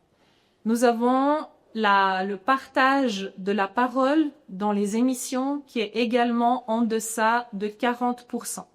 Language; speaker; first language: French; native; French